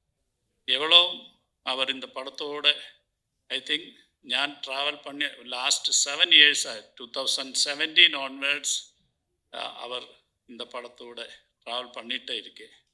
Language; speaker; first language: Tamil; non-native, learner; Malayalam